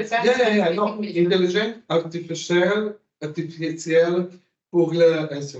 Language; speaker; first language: French; non-native, learner; Slovenian